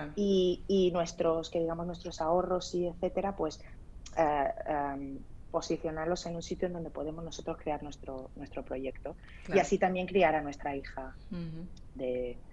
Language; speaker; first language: Spanish; early bilingual, other home language; Arabic